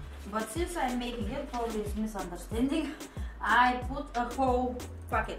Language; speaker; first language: English; non-native, fluent; Bulgarian